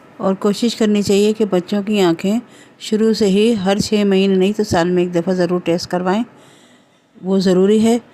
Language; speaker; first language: Urdu; native; Urdu